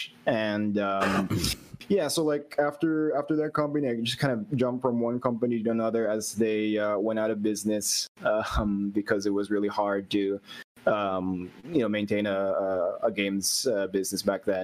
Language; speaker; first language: English; non-native, local second language; Filipino